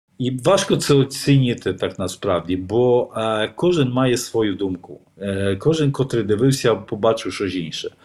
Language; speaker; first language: Ukrainian; non-native, fluent; Polish